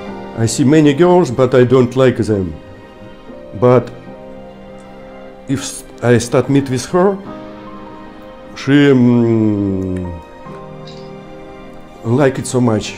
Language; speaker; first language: English; non-native, learner; Russian